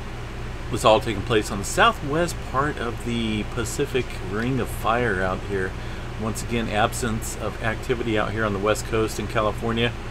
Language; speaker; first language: English; native; English